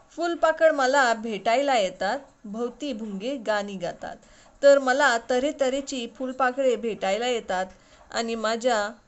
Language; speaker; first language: Marathi; non-native, local second language; Urdu